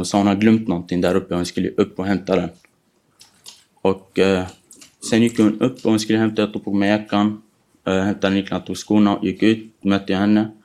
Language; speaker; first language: Swedish; non-native, fluent; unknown